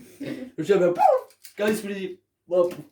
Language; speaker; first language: French; native; French